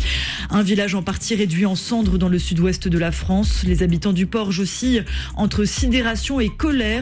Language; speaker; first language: French; native; French